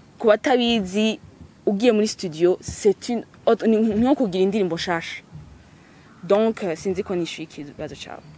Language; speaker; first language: Rundi; early bilingual, heritage; Rundi